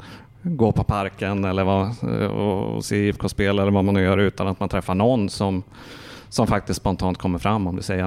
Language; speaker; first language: Swedish; native; Swedish